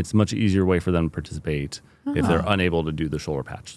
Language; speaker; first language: English; native; English